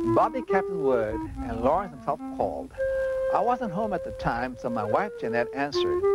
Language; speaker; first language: English; native; English